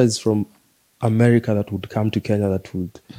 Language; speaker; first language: English; non-native, local second language; Swahili